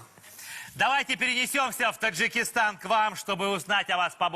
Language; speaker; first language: Russian; native; Russian